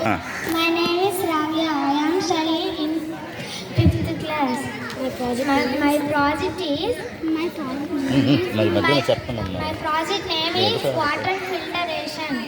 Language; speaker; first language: English; non-native, local second language; Telugu